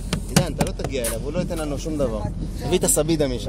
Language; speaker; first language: Hebrew; native; Hebrew